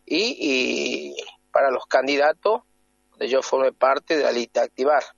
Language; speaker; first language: Spanish; native; Spanish